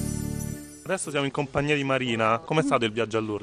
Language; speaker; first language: Italian; native; Italian